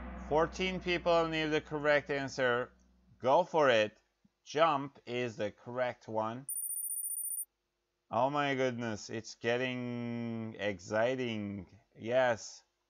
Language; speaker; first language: English; non-native, fluent; Turkish